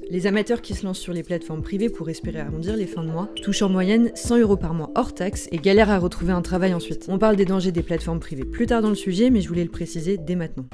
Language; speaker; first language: French; native; French